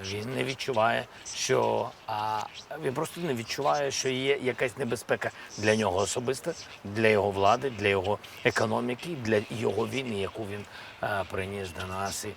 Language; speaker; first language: Ukrainian; non-native, local second language; Russian